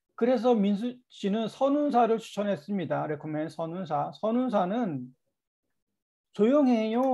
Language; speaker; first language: Korean; native; Korean